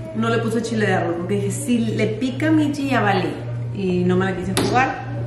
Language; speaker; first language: Spanish; native; Spanish